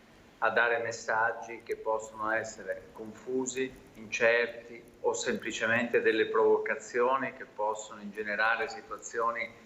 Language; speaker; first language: Italian; native; Italian